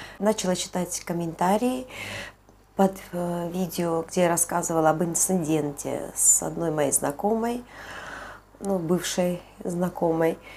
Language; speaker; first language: Russian; non-native, local second language; Georgian